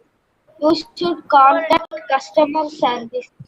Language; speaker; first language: English; non-native, learner; Tamil